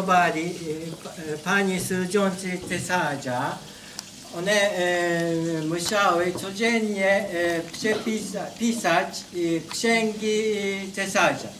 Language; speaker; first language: Polish; non-native, learner; Japanese